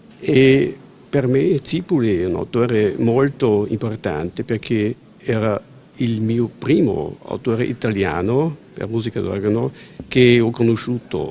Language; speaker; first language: Italian; non-native, fluent; German